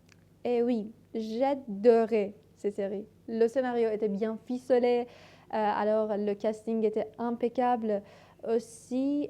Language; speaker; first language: French; non-native, learner; Persian